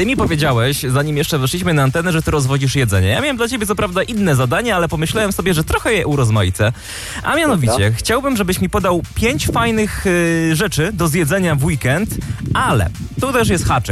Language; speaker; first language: Polish; native; Polish